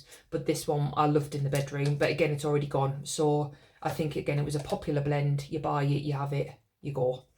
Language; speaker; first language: English; native; English